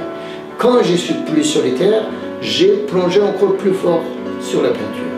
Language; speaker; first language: French; non-native, fluent; Turkish